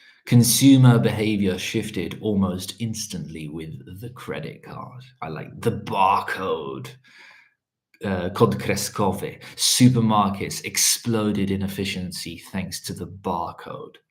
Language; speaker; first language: English; early bilingual, other home language; Polish